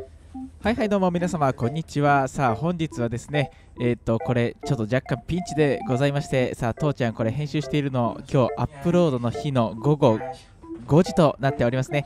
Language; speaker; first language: Japanese; native; Japanese